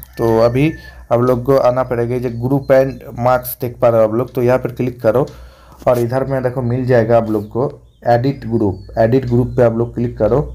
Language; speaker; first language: Hindi; non-native, local second language; Bangla